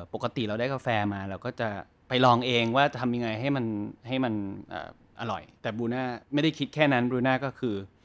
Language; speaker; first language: Thai; native; Thai